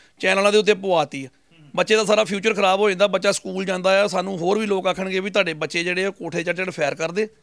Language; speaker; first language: Punjabi; native; Punjabi